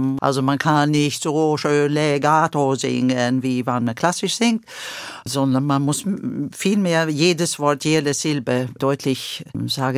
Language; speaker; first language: German; non-native, fluent; Swedish